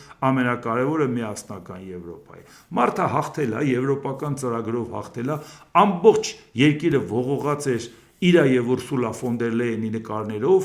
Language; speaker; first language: Armenian; native; Armenian